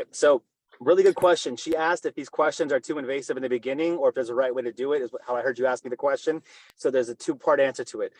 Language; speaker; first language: English; native; English